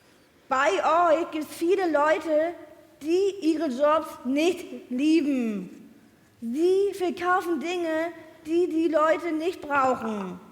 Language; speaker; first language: German; non-native, learner; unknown